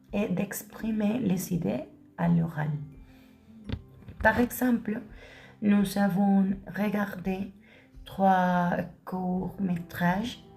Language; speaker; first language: French; non-native, learner; Spanish